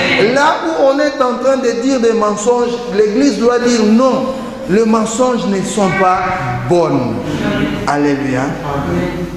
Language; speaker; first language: French; non-native, local second language; Lingala